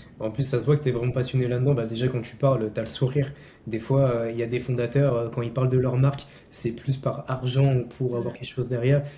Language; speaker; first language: French; native; French